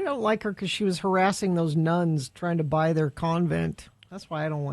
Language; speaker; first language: English; native; English